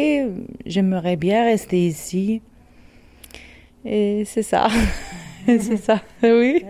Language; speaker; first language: French; non-native, learner; Arabic